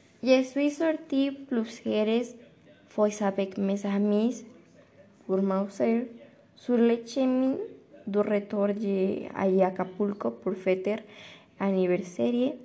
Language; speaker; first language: French; non-native, learner; Spanish